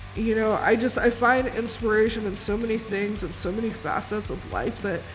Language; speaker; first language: English; native; English